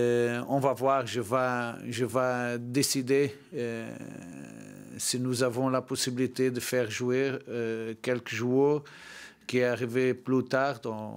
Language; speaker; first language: French; non-native, learner; Portuguese